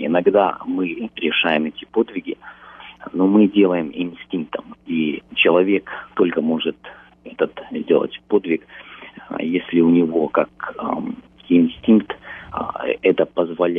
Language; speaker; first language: Russian; early bilingual, heritage; Russian